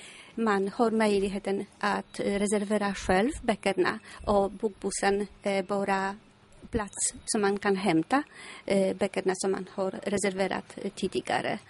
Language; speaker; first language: Swedish; non-native, fluent; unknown